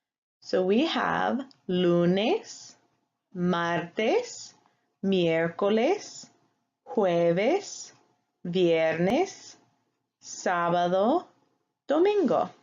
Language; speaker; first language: Spanish; non-native, fluent; English